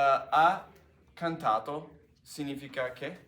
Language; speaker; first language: Italian; non-native, fluent; English